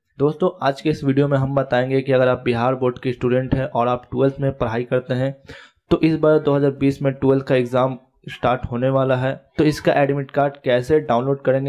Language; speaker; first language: Hindi; native; Hindi